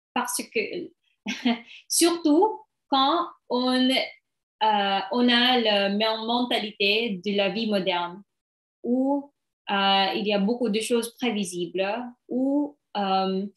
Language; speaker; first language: French; non-native, learner; English